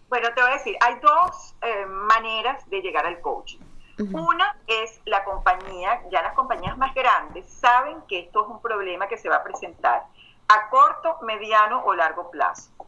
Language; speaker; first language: Spanish; native; Spanish